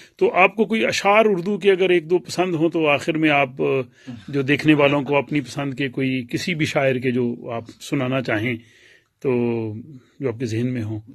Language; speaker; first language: Urdu; non-native, local second language; Punjabi